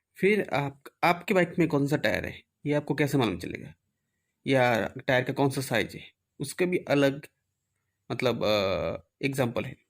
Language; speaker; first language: Hindi; non-native, local second language; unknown